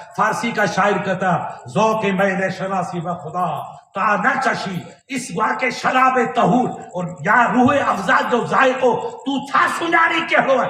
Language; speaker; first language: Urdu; non-native, local second language; Sindhi